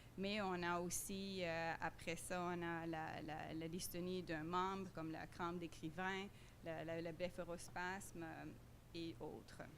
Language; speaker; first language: French; non-native, fluent; Dutch